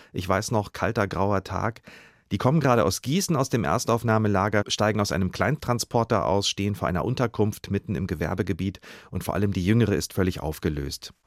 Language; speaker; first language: German; native; German